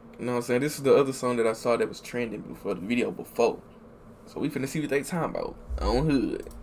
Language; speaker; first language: English; native; English